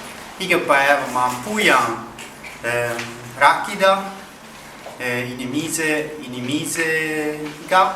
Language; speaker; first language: Estonian; non-native, learner; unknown